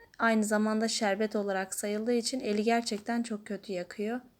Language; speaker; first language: Turkish; native; Turkish